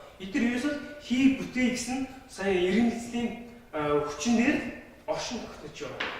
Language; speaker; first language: Mongolian; non-native, local second language; Kazakh